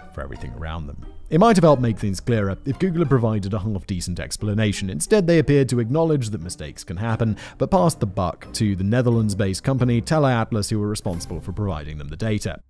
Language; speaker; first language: English; native; English